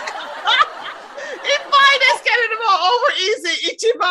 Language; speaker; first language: Japanese; non-native, learner; English